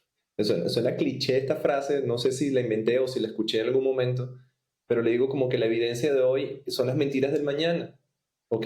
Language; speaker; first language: Spanish; native; Spanish